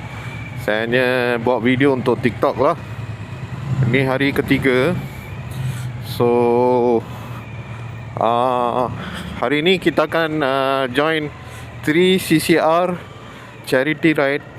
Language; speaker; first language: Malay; non-native, local second language; Tamil